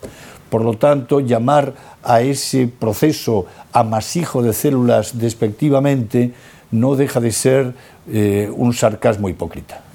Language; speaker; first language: Spanish; native; Spanish